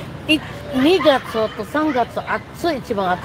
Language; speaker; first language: Japanese; non-native, fluent; Filipino